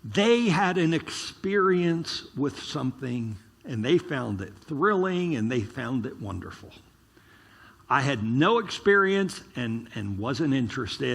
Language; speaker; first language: English; native; English